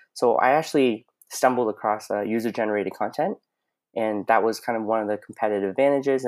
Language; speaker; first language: English; native; English